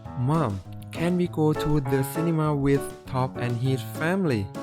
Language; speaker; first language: English; non-native, fluent; Thai